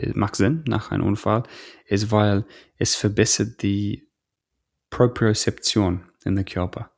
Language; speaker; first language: German; non-native, fluent; English